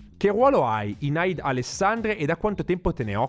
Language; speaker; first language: Italian; native; Italian